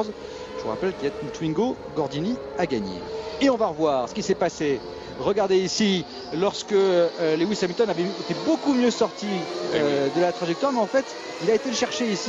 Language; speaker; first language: French; native; French